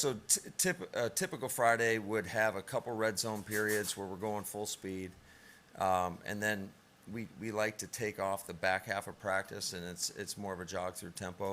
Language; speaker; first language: English; native; English